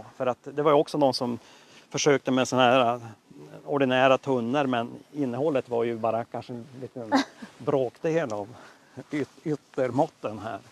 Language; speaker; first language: Swedish; native; Swedish